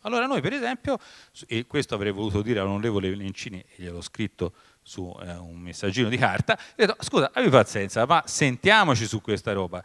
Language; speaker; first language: Italian; native; Italian